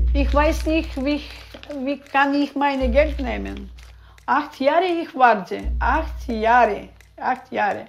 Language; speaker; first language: German; non-native, learner; Bulgarian